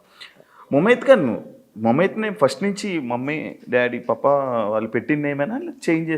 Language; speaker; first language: Telugu; native; Telugu